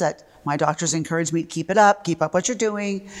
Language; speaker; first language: English; native; English